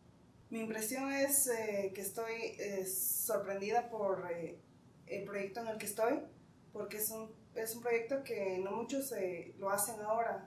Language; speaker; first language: Spanish; non-native, local second language; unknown